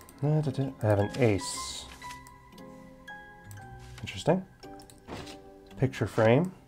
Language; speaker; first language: English; native; English